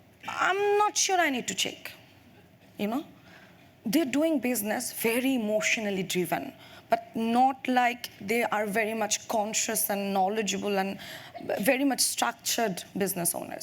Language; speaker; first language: English; non-native, local second language; Bangla